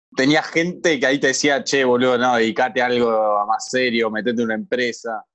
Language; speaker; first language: Spanish; native; Spanish